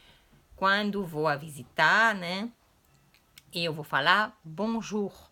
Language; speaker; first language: Portuguese; non-native, fluent; French